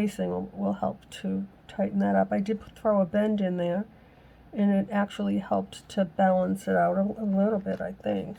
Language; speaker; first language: English; native; English